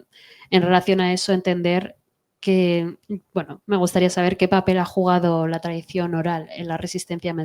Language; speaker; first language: Spanish; native; Spanish